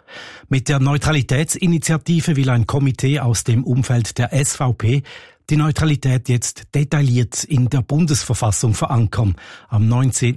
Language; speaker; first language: German; native; German